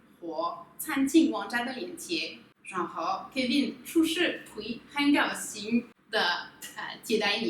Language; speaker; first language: Chinese; non-native, fluent; French